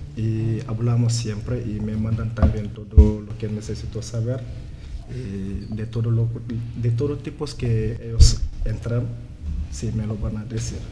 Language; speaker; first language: Spanish; non-native, learner; Wolof